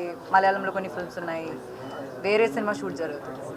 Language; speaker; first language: Telugu; non-native, local second language; Malayalam